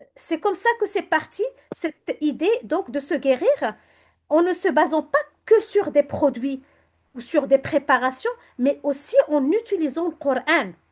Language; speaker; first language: French; non-native, local second language; Arabic